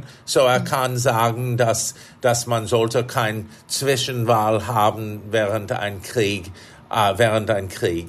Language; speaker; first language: German; non-native, fluent; English